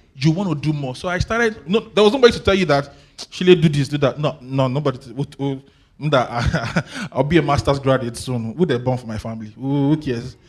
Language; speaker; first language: English; non-native, local second language; Yoruba